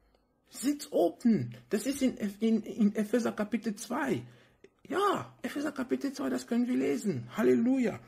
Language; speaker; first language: German; non-native, fluent; French